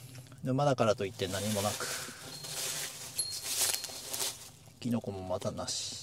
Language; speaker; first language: Japanese; native; Japanese